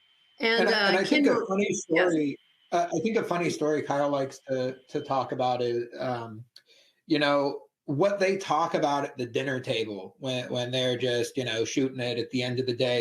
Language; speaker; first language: English; native; English